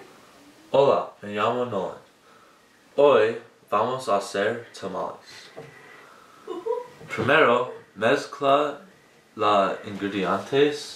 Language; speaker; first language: Spanish; non-native, learner; English